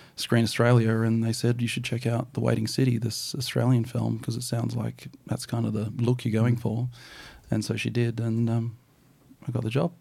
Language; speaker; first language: English; native; English